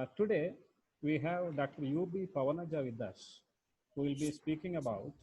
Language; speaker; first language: English; non-native, local second language; Kannada